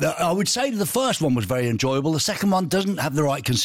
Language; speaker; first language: English; native; English